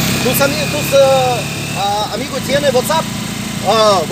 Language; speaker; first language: Spanish; non-native, learner; Russian